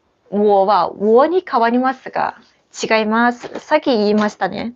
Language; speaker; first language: Japanese; non-native, fluent; Chinese